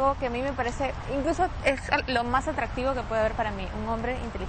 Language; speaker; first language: Spanish; native; Spanish